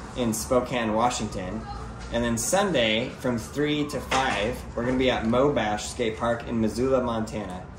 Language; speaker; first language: English; native; English